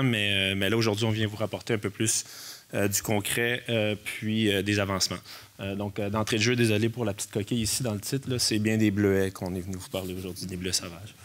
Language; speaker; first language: French; native; French